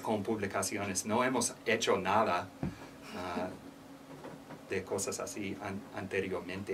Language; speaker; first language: Spanish; non-native, learner; English